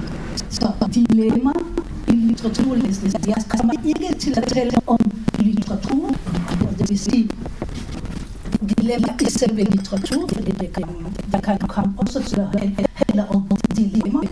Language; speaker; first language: Danish; non-native, fluent; Hebrew